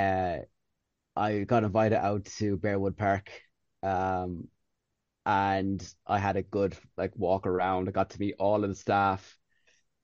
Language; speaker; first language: English; native; English